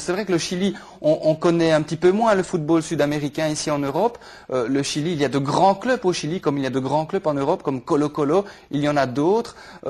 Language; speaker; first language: French; native; French